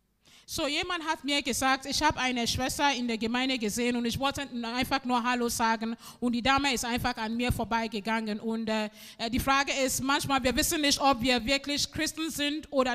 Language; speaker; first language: German; non-native, fluent; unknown